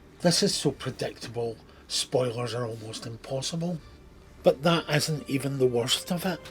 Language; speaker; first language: English; native; English